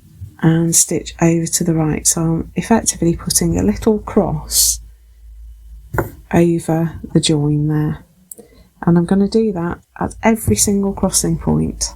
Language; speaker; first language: English; native; English